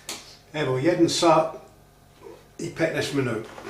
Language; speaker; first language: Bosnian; non-native, learner; English